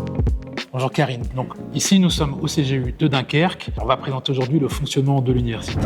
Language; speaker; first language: French; native; French